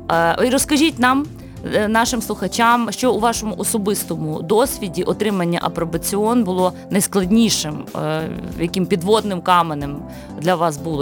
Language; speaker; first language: Ukrainian; native; Ukrainian